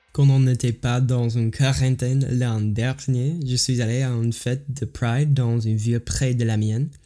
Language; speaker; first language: French; non-native, learner; English